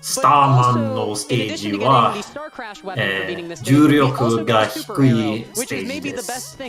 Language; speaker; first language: Japanese; non-native, learner; English